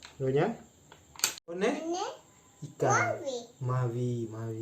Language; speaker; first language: Turkish; non-native, learner; Indonesian